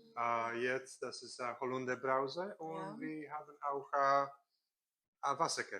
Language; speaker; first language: German; non-native, learner; Korean